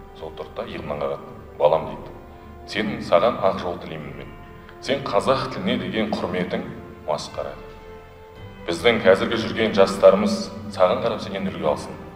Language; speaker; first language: Kazakh; non-native, local second language; Russian